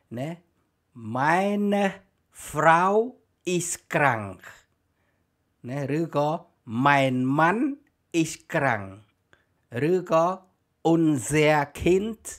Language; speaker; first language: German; non-native, learner; Khmer